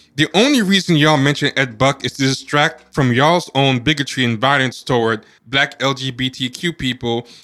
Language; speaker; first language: English; native; English